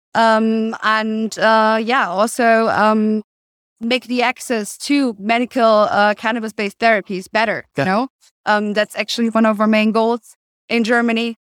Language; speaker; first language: English; non-native, fluent; German